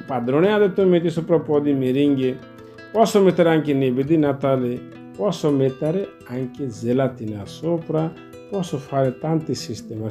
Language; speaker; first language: Italian; non-native, learner; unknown